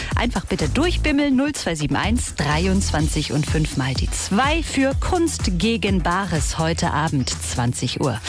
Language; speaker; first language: German; native; German